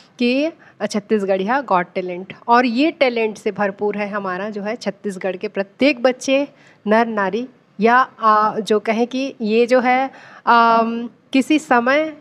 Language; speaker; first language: Hindi; native; Hindi